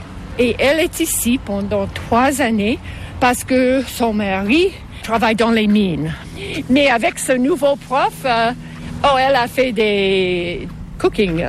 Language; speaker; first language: French; non-native, fluent; English